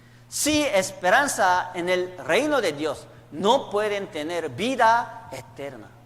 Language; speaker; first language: Spanish; non-native, learner; Korean